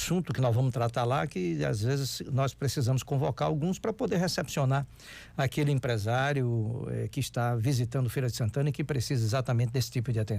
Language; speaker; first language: Portuguese; native; Portuguese